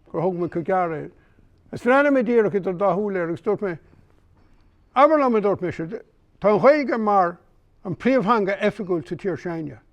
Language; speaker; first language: Irish; native; Irish